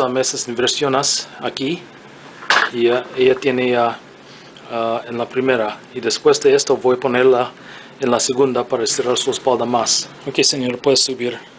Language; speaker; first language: Spanish; non-native, learner; English